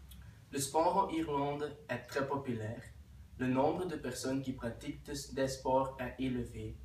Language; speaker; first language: French; non-native, learner; Dutch